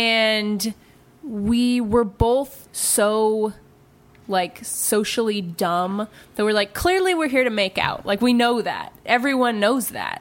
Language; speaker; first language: English; native; English